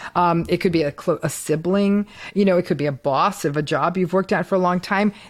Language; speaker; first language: English; early bilingual, other home language; Hindi